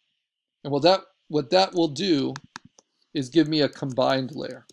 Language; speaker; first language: English; native; English